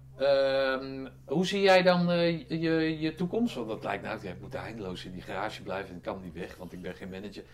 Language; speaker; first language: Dutch; native; Dutch